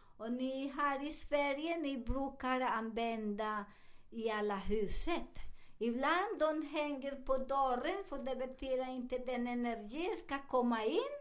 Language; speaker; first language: Swedish; non-native, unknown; Spanish